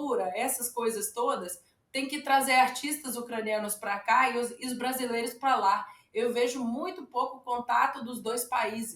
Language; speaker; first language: Portuguese; non-native, fluent; Ukrainian